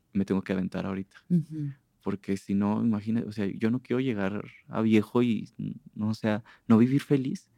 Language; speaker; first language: Spanish; native; Spanish